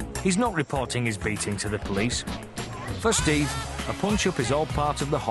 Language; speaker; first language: English; native; English